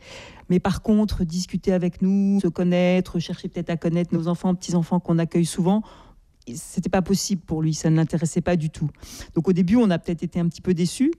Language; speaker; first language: French; native; French